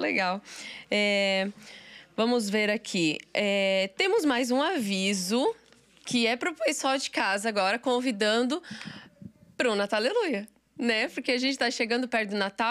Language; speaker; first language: Portuguese; native; Portuguese